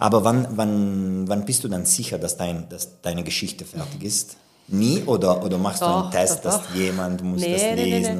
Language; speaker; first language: German; non-native, local second language; Italian